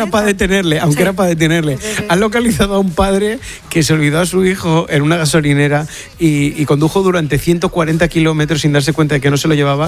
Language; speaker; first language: Spanish; native; Spanish